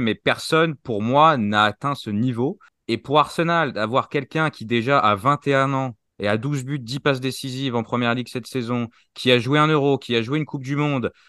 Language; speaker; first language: French; native; French